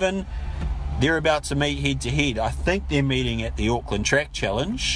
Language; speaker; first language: English; native; English